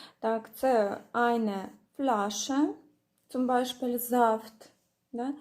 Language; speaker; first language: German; non-native, fluent; Ukrainian